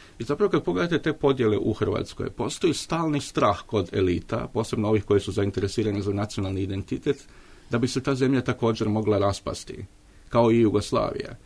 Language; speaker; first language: Croatian; native; Croatian